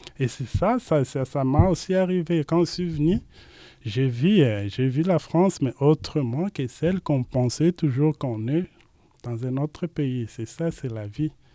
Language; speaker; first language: French; non-native, local second language; Lingala